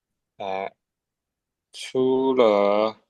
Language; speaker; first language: Chinese; non-native, learner; Burmese